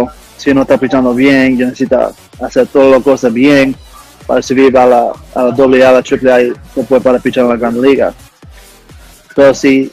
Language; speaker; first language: Spanish; early bilingual, heritage; English